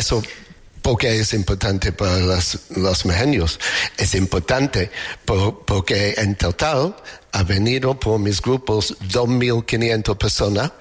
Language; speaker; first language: Spanish; non-native, fluent; English